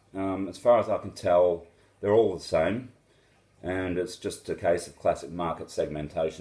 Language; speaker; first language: English; native; English